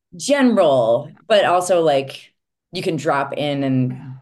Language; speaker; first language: English; native; English